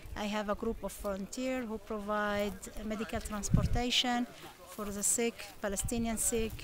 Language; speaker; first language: English; non-native, learner; Arabic